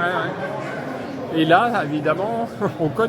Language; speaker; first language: French; native; French